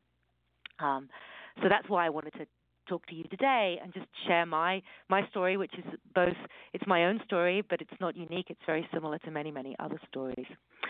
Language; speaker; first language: English; native; English